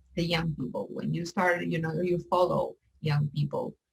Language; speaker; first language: English; non-native, learner; Spanish